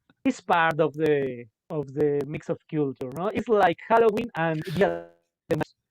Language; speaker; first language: English; non-native, local second language; Spanish